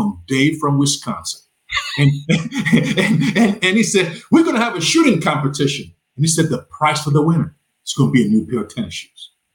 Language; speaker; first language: English; non-native, local second language; Yoruba